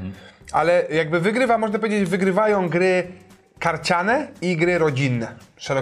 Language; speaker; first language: Polish; native; Polish